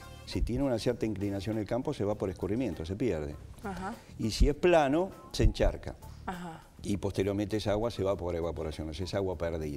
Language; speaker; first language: Spanish; native; Spanish